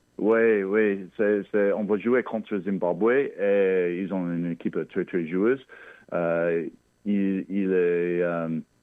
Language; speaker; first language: French; non-native, local second language; English